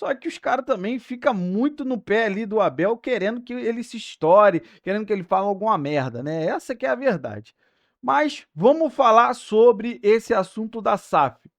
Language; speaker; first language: Portuguese; native; Portuguese